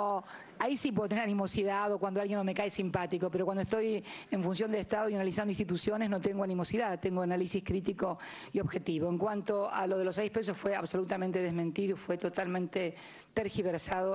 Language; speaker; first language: Spanish; native; Spanish